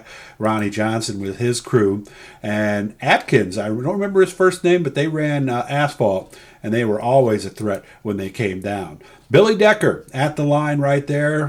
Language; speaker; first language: English; native; English